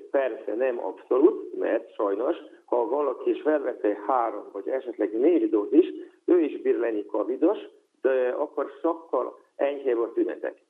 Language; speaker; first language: Hungarian; non-native, local second language; Serbian